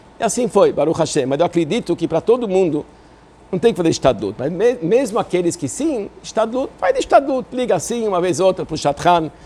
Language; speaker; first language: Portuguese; non-native, fluent; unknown